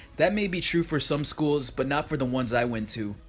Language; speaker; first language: English; early bilingual, other home language; Japanese